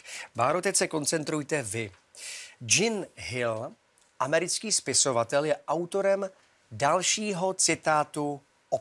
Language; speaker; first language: Czech; native; Czech